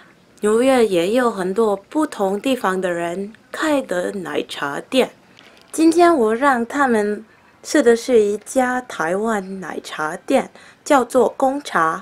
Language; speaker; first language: Chinese; non-native, learner; English